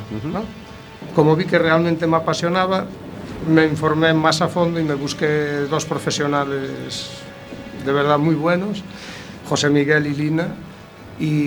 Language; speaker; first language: Spanish; native; Spanish